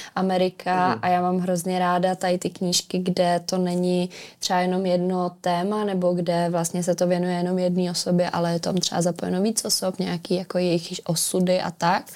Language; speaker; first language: Czech; native; Czech